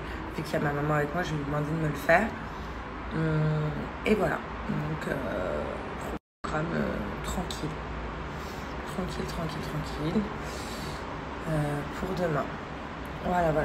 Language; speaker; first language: French; native; French